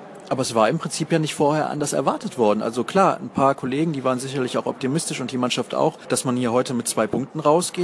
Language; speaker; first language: German; native; German